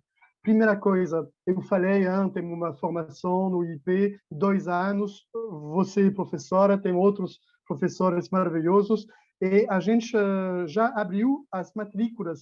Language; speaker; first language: Portuguese; non-native, fluent; French